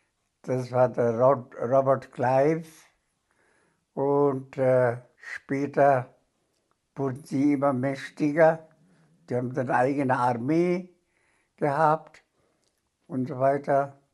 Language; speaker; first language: German; non-native, fluent; Bangla